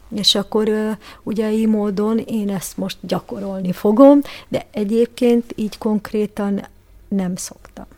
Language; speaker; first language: Hungarian; native; Hungarian